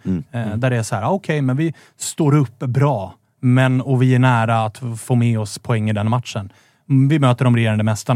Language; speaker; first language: Swedish; native; Swedish